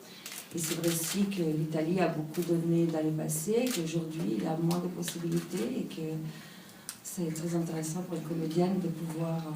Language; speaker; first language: French; non-native, fluent; Italian